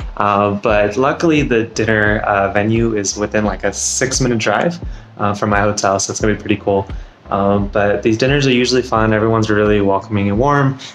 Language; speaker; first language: English; native; English